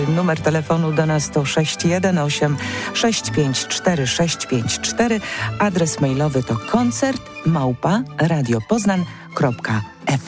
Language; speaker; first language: Polish; native; Polish